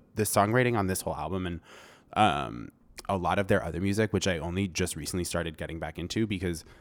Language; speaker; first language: English; native; English